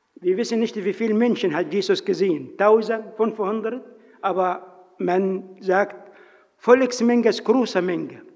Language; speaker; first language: German; non-native, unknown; Arabic